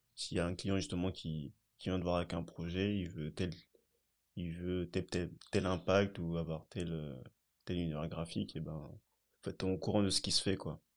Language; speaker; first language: French; early bilingual, other home language; Haitian Creole